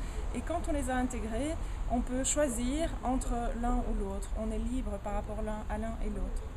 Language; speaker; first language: French; native; French